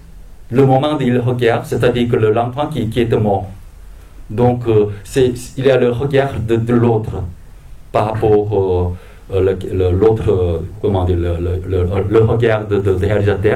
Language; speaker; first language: French; non-native, fluent; Korean